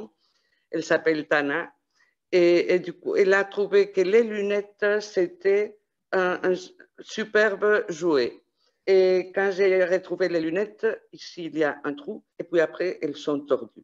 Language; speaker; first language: French; non-native, fluent; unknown